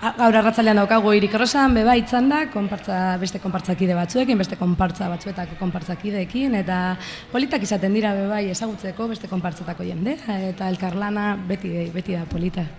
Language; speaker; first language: Basque; non-native, local second language; Spanish